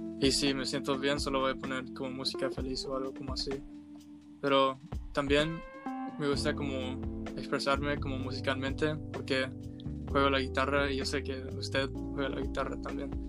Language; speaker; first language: Spanish; early bilingual, heritage; Spanish